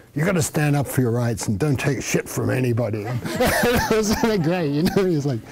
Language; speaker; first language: English; native; English